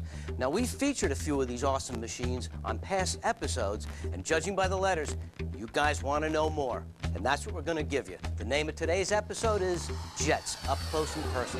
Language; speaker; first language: English; native; English